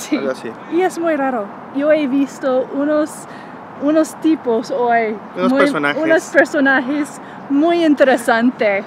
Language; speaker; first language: Spanish; non-native, fluent; English